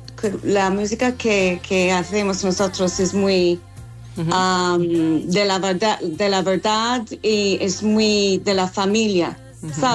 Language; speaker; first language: Spanish; non-native, fluent; English